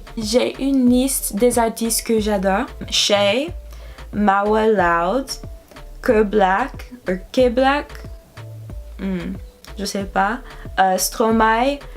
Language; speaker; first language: French; non-native, learner; English